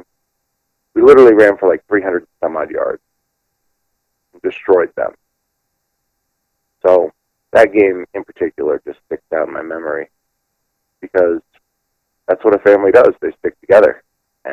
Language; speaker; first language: English; native; English